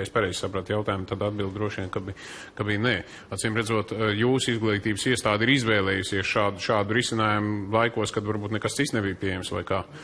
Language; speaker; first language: Latvian; native; Latvian